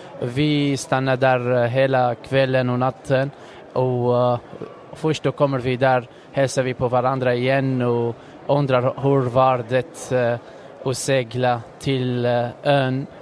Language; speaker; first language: Swedish; non-native, fluent; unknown